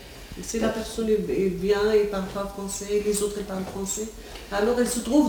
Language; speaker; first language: French; non-native, fluent; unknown